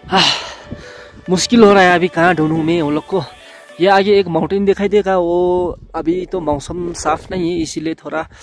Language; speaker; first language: Hindi; non-native, local second language; Nepali